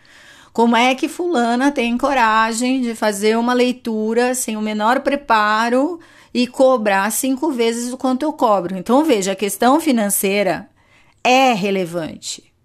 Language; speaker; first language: Portuguese; native; Portuguese